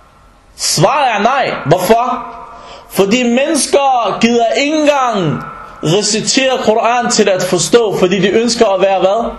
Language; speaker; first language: Danish; early bilingual, other home language; Arabic